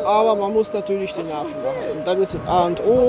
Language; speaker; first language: German; native; German